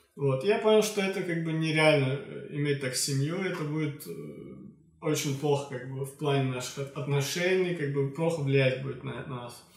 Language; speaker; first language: Russian; non-native, local second language; Azerbaijani